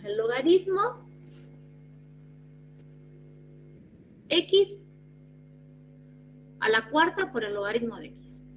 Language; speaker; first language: Spanish; native; Spanish